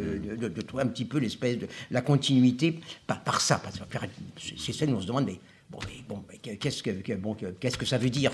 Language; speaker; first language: French; native; French